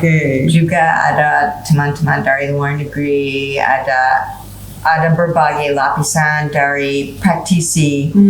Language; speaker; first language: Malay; non-native, fluent; English